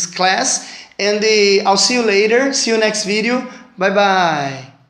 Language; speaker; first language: English; non-native, fluent; Portuguese